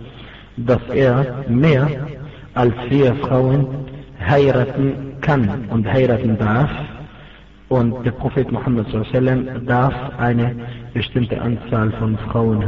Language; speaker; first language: German; non-native, fluent; Arabic